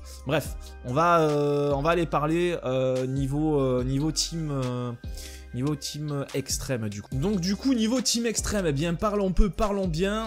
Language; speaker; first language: French; native; French